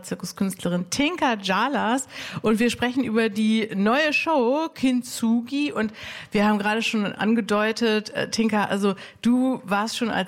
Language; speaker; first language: German; native; German